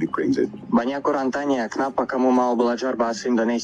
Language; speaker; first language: Indonesian; non-native, learner; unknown